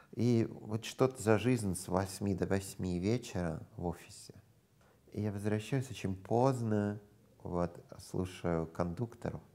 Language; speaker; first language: Russian; non-native, fluent; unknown